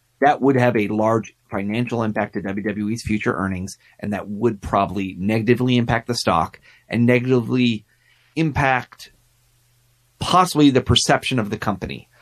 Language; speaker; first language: English; native; English